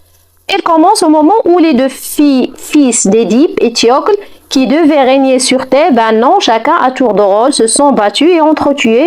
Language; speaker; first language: French; non-native, fluent; Arabic